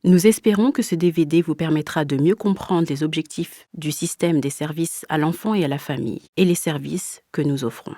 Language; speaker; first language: French; native; French